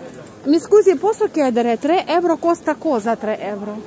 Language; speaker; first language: Italian; non-native, learner; Russian